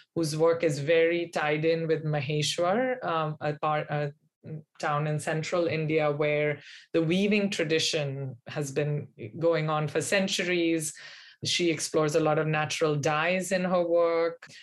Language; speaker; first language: English; non-native, local second language; Hindi